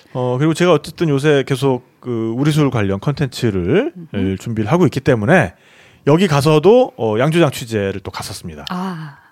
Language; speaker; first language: Korean; native; Korean